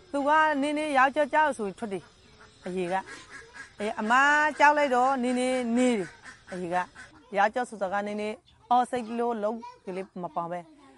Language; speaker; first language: Burmese; native; Burmese